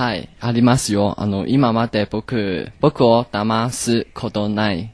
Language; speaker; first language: Japanese; non-native, learner; Chinese